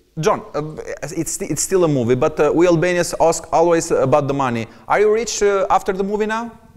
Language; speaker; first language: English; non-native, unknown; Albanian